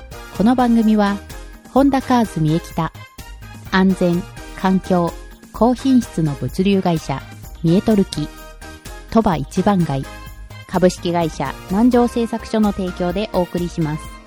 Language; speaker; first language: Japanese; native; Japanese